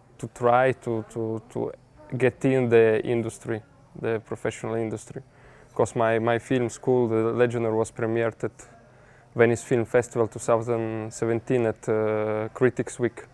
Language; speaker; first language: English; non-native, fluent; Italian